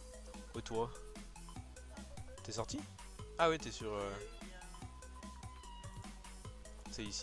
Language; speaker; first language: French; native; French